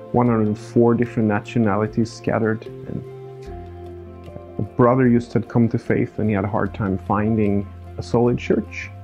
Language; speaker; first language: English; non-native, fluent; Swedish